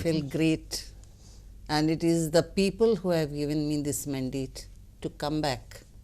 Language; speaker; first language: English; non-native, local second language; Konkani